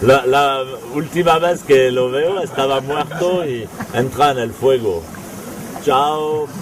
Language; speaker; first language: Spanish; non-native, fluent; French